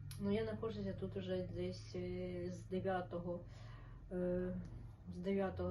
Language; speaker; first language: Ukrainian; non-native, local second language; Russian